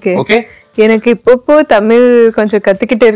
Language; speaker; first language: Tamil; non-native, learner; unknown